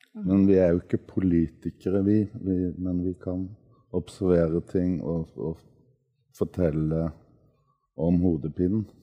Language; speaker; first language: Norwegian; native; Norwegian